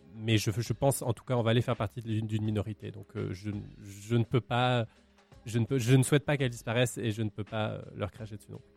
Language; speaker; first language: French; native; French